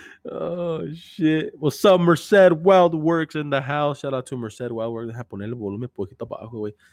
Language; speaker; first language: Spanish; early bilingual, heritage; Spanish